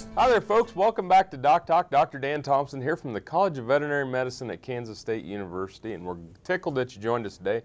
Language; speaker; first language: English; native; English